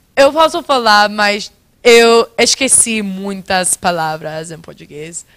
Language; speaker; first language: Portuguese; non-native, fluent; English